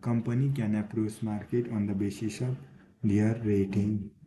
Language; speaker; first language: English; non-native, local second language; Nepali